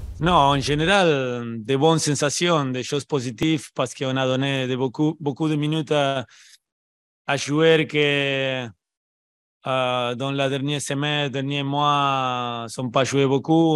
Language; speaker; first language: French; non-native, learner; Spanish